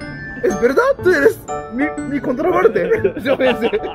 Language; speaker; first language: Spanish; non-native, learner; Japanese